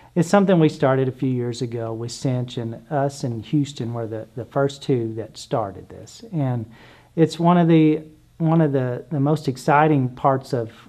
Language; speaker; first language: English; native; English